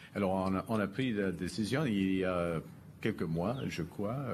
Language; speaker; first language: French; non-native, fluent; English